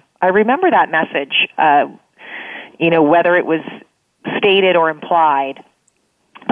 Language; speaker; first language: English; native; English